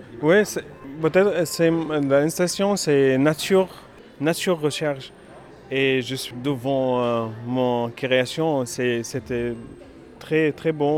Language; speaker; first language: French; non-native, learner; Arabic